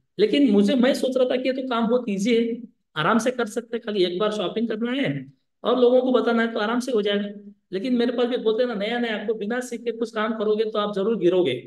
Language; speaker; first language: Hindi; non-native, local second language; Lambadi